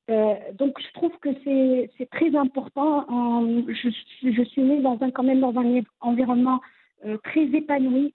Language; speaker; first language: French; non-native, local second language; Arabic